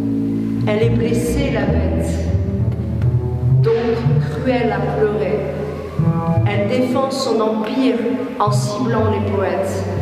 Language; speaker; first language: French; native; French